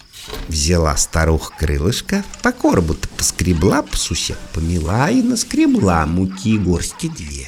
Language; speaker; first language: Russian; native; Russian